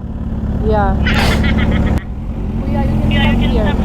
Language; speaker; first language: English; non-native, learner; Russian